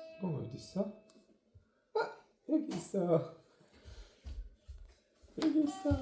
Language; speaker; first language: Korean; non-native, learner; French